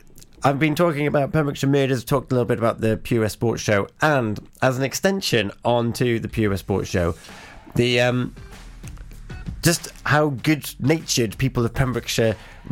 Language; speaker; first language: English; native; English